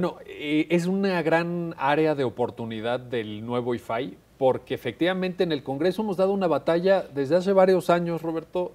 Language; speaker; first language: Spanish; native; Spanish